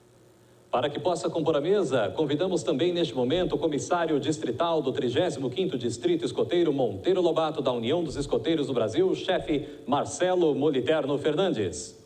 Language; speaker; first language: Portuguese; native; Portuguese